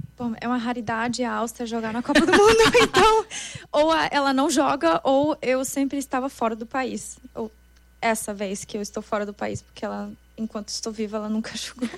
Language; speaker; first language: Portuguese; non-native, fluent; German